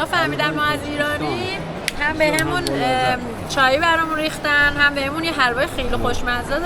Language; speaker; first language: Persian; native; Persian